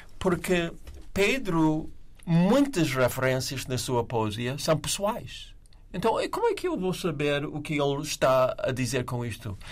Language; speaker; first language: Portuguese; non-native, fluent; English